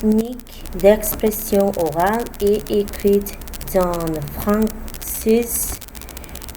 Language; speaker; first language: French; non-native, learner; Spanish